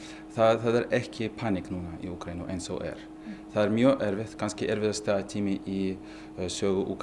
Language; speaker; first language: Icelandic; non-native, learner; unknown